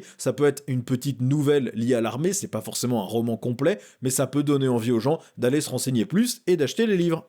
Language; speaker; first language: French; native; French